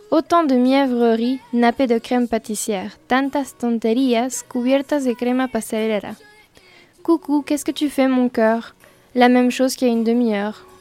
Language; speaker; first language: Spanish; non-native, fluent; French